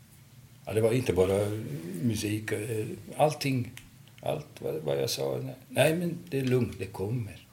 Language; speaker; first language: Swedish; non-native, fluent; Hungarian